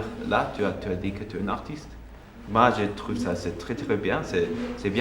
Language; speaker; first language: French; non-native, learner; English